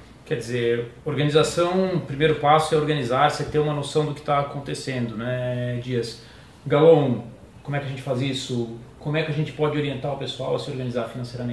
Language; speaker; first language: Portuguese; native; Portuguese